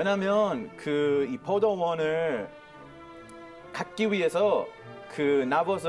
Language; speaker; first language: Korean; non-native, learner; Hebrew